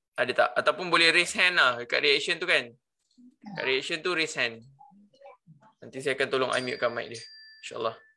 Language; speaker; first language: Malay; native; Malay